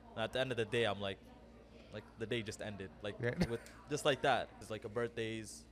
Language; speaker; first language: English; early bilingual, other home language; Amharic